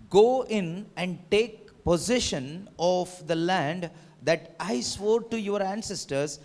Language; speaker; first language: English; non-native, local second language; Kannada